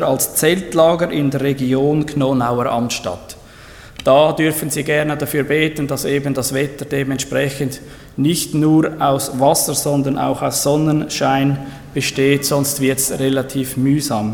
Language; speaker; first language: German; native; German